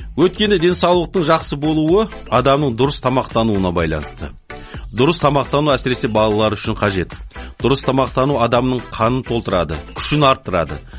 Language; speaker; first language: Kazakh; native; Kazakh